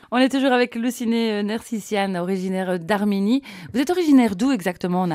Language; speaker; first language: French; native; French